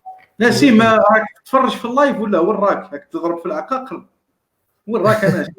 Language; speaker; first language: Arabic; native; Arabic